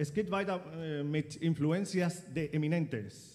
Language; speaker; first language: German; non-native, fluent; Spanish